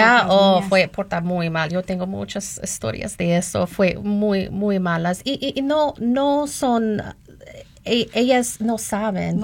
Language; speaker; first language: Spanish; non-native, learner; English